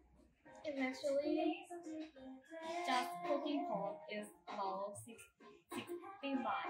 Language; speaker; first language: English; non-native, learner; Thai